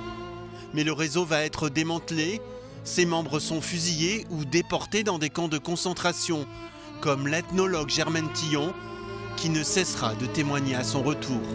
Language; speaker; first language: French; native; French